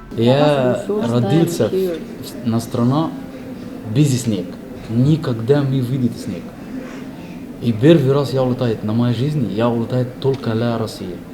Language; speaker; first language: Russian; non-native, learner; Arabic